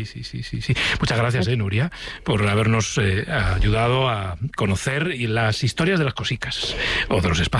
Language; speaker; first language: Spanish; native; Spanish